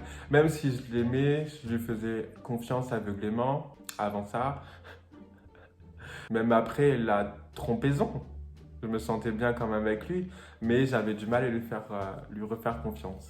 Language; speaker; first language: French; native; French